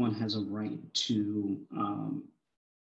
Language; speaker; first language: English; early bilingual, other home language; Swahili